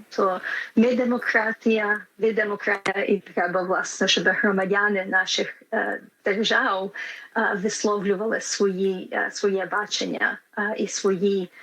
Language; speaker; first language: Ukrainian; early bilingual, heritage; Ukrainian